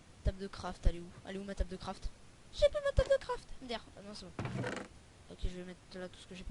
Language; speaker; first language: French; native; French